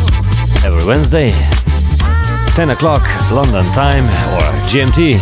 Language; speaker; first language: English; non-native, fluent; Slovenian